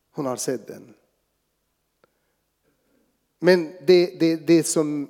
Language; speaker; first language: Swedish; non-native, fluent; Arabic